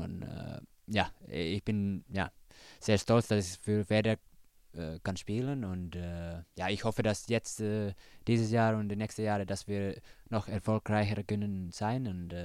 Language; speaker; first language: German; non-native, learner; Finnish